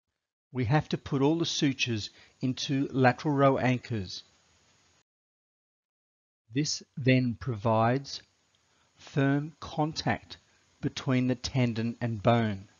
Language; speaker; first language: English; native; English